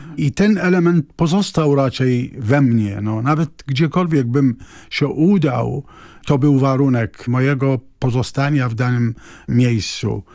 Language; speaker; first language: Polish; non-native, fluent; Arabic